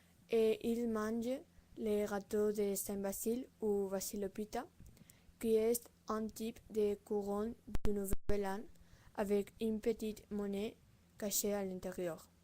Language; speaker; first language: French; non-native, learner; Spanish